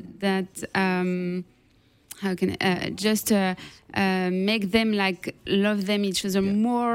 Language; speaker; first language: English; non-native, learner; French